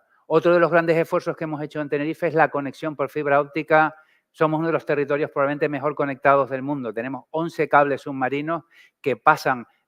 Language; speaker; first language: Spanish; native; Spanish